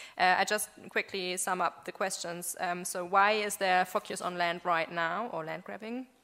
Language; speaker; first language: English; non-native, fluent; German